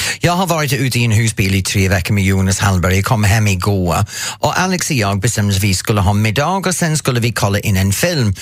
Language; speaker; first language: Swedish; non-native, fluent; English